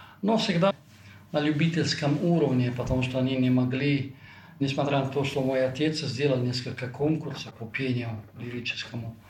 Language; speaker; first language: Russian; non-native, fluent; Italian